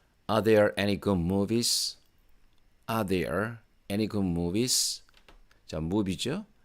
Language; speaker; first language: English; non-native, fluent; Korean